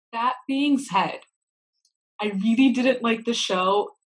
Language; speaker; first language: English; native; English